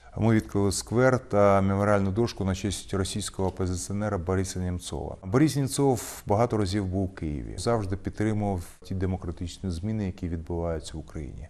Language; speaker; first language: Ukrainian; non-native, local second language; Russian